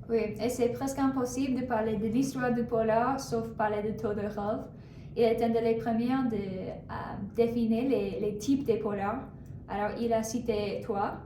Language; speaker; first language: French; non-native, learner; English